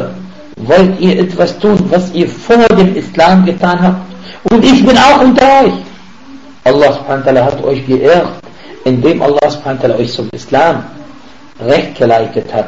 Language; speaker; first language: German; non-native, fluent; Arabic